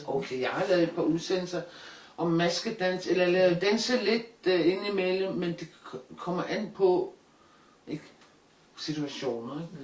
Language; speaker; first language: Danish; non-native, local second language; Kalaallisut